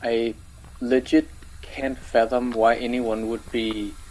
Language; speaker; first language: English; non-native, fluent; Danish